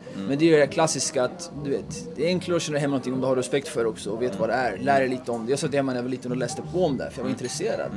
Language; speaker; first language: Swedish; native; Swedish